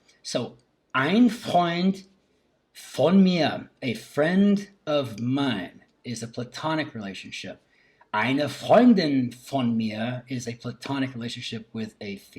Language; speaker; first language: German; non-native, learner; English